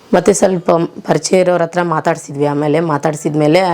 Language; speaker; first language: Kannada; native; Kannada